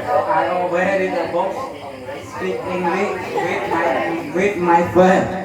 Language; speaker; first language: English; non-native, learner; Khmer